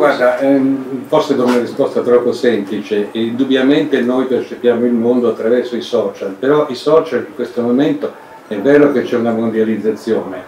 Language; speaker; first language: Italian; native; Italian